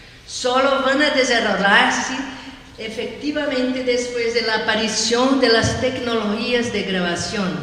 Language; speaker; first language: Spanish; non-native, learner; Portuguese